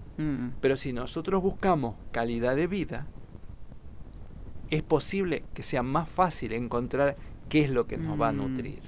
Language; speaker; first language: Spanish; native; Spanish